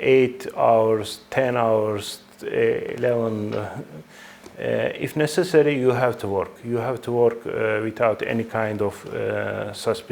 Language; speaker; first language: English; non-native, fluent; Turkish